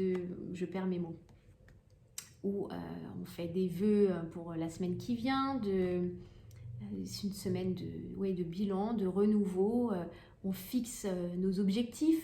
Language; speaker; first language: French; native; French